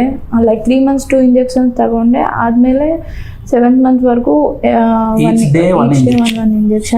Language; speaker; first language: Kannada; non-native, local second language; Telugu